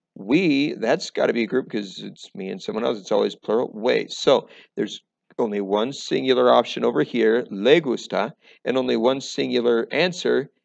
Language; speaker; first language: English; native; English